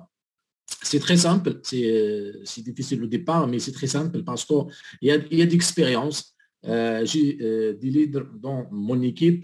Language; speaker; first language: French; non-native, learner; Arabic